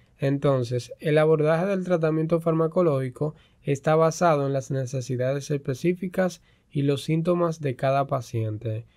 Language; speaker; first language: Spanish; native; Spanish